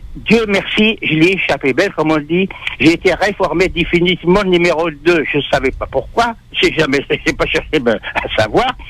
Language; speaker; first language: French; non-native, local second language; Arabic